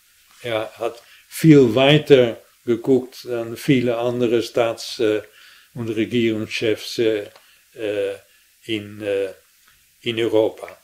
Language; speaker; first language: German; non-native, fluent; Dutch